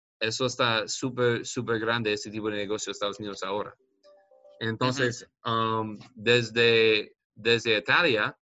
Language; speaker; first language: Spanish; non-native, learner; English